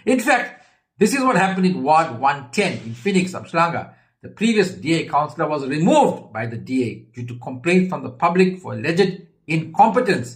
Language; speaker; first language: English; native; English